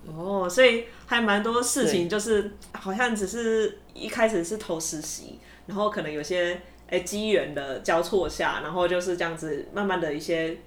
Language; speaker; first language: Chinese; native; Chinese